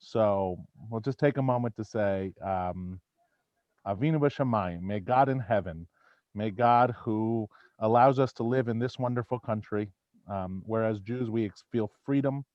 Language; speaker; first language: English; native; English